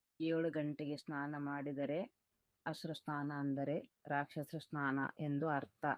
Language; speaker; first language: Kannada; native; Kannada